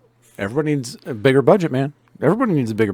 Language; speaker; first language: English; native; English